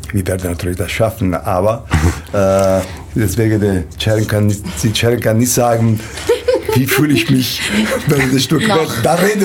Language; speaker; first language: German; non-native, fluent; Italian